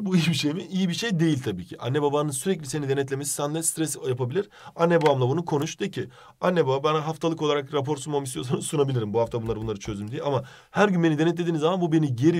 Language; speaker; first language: Turkish; native; Turkish